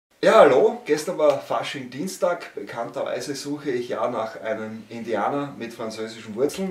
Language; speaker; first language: German; native; German